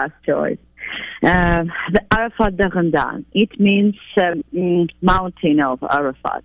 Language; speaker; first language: English; non-native, fluent; Ukrainian